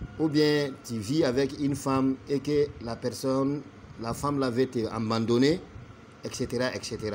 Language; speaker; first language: French; non-native, local second language; Bambara